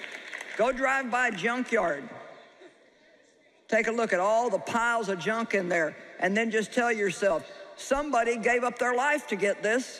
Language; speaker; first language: English; native; English